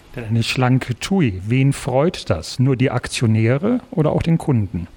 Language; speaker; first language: German; native; German